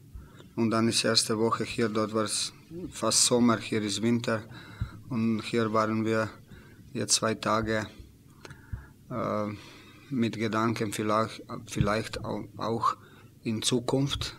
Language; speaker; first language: German; non-native, learner; Slovenian